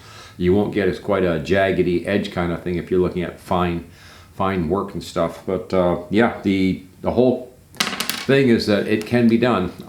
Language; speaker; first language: English; native; English